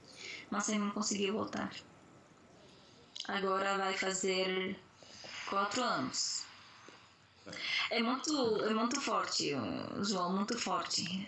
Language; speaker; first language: Portuguese; non-native, fluent; Arabic